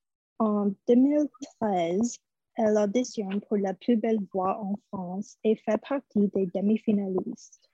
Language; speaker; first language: French; non-native, fluent; English